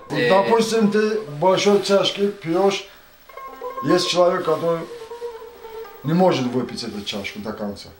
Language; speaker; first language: Russian; non-native, local second language; Azerbaijani